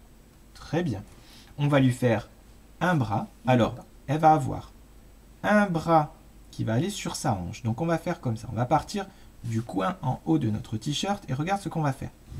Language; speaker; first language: French; native; French